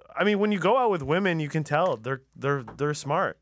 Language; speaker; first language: English; early bilingual, other home language; Persian